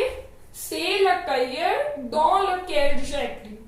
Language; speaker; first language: French; non-native, fluent; Hindi